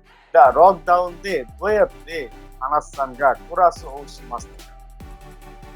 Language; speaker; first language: Japanese; non-native, fluent; Bangla